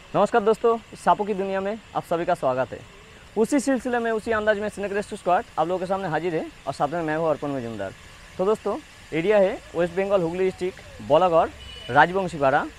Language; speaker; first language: Hindi; non-native, local second language; Bangla